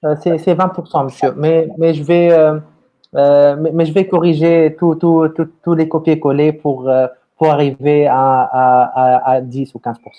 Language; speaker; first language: French; non-native, fluent; Romanian